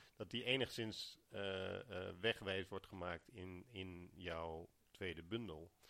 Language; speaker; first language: Dutch; native; Dutch